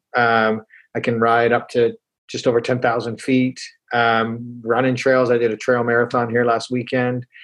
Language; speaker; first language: English; native; English